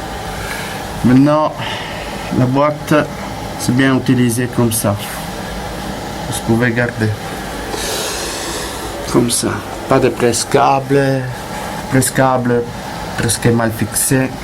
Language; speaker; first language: French; non-native, learner; Italian